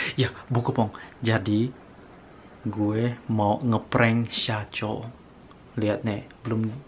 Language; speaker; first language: Indonesian; native; Indonesian